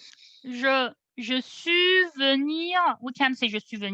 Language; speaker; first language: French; non-native, fluent; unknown